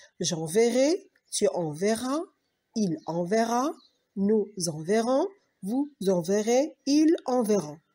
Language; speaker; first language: French; non-native, local second language; Arabic